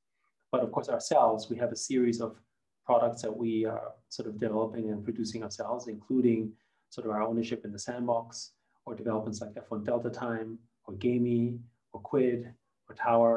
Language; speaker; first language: English; non-native, fluent; German